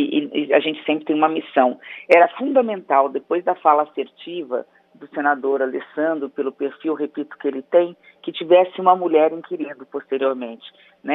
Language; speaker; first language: Portuguese; native; Portuguese